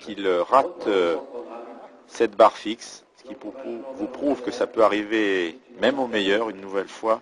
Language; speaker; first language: French; native; French